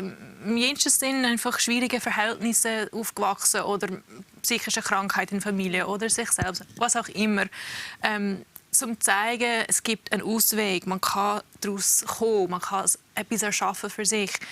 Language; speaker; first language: German; early bilingual, heritage; English